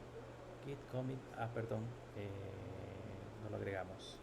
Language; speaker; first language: Spanish; native; Spanish